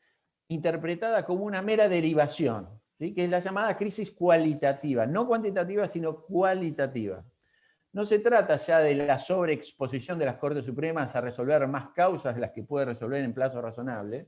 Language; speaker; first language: Spanish; native; Spanish